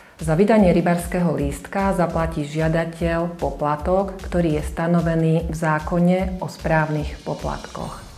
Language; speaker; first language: Slovak; native; Slovak